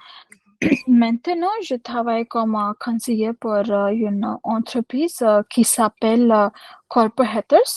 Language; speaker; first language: French; non-native, learner; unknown